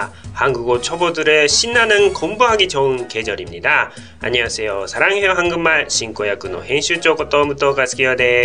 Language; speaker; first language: Korean; non-native, fluent; Japanese